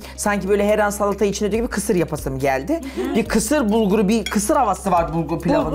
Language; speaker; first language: Turkish; native; Turkish